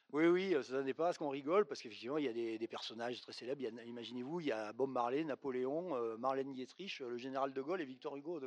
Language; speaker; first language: French; native; French